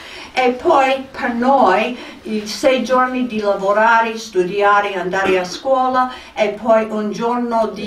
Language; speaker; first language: Italian; non-native, fluent; English